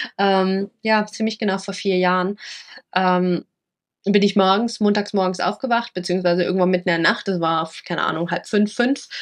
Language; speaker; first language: German; early bilingual, other home language; Vietnamese